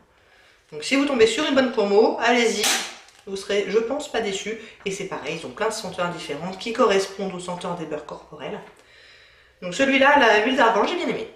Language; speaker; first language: French; native; French